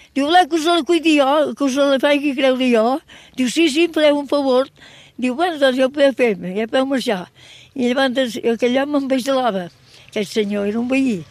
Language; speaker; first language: Catalan; native; Catalan